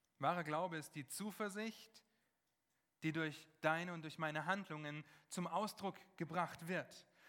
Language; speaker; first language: German; non-native, fluent; English